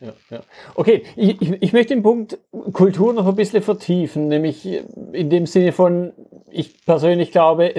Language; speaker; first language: German; native; German